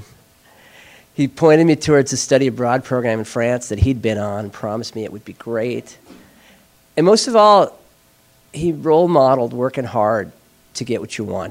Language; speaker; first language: English; native; English